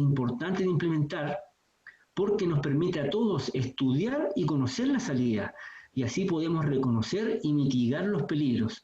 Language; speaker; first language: Spanish; native; Spanish